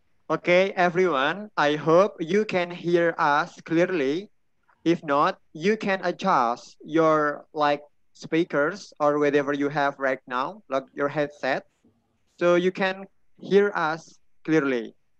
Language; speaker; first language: English; non-native, fluent; Indonesian